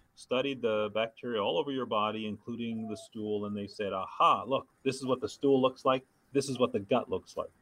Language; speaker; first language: English; native; English